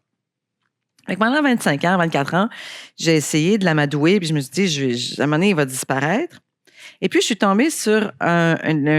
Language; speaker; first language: French; native; French